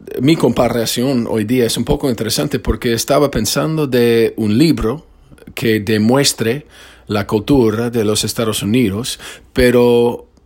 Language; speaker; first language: Spanish; non-native, fluent; English